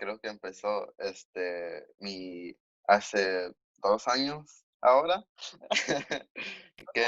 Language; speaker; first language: Spanish; early bilingual, heritage; Spanish